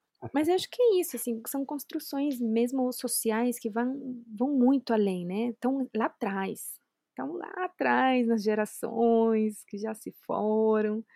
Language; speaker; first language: Portuguese; non-native, fluent; Spanish